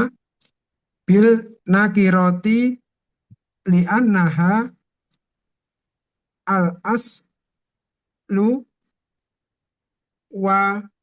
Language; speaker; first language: Arabic; non-native, learner; Indonesian